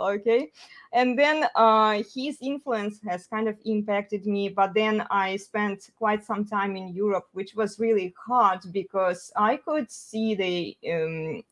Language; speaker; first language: English; non-native, fluent; Russian